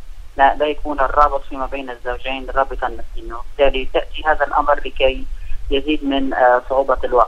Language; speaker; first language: Arabic; native; Arabic